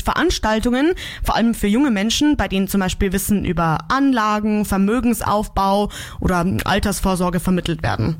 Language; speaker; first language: German; native; German